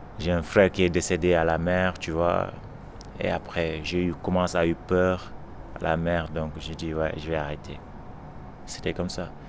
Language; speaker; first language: French; non-native, local second language; Wolof